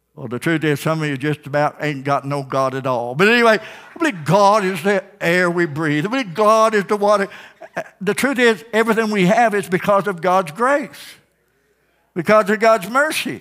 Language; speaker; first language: English; native; English